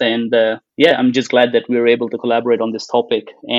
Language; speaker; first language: English; non-native, local second language; Bangla